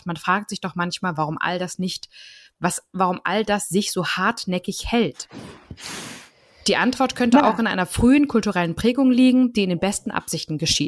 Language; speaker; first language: German; native; German